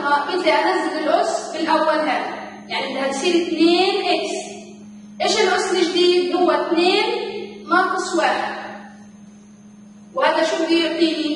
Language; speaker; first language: Arabic; native; Arabic